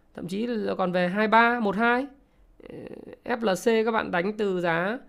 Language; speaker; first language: Vietnamese; native; Vietnamese